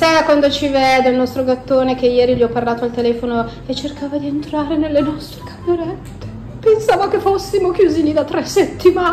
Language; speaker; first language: Italian; native; Italian